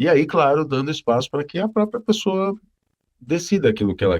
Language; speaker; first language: Portuguese; native; Portuguese